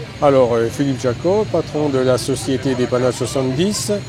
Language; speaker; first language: French; native; French